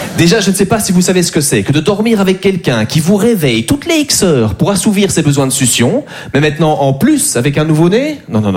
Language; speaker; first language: French; native; French